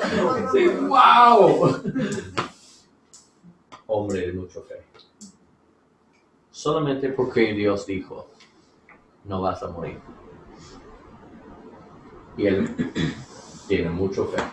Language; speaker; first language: Spanish; non-native, learner; English